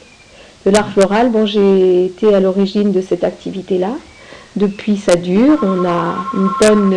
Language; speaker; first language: French; native; French